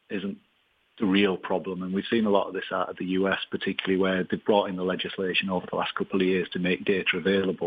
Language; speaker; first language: English; native; English